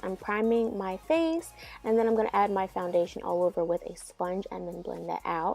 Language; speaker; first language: English; native; English